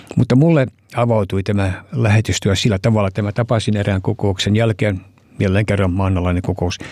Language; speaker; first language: Finnish; early bilingual, heritage; Finnish